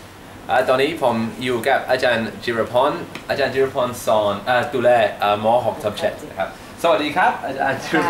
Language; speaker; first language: Thai; native; Thai